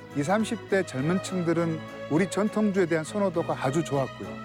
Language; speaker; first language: Korean; native; Korean